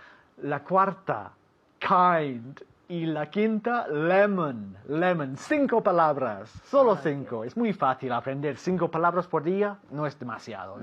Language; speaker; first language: Spanish; non-native, fluent; English